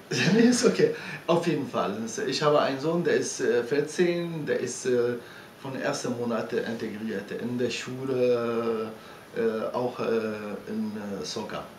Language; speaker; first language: German; non-native, fluent; Arabic